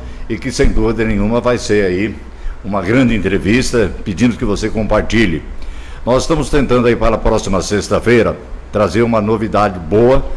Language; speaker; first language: Portuguese; native; Portuguese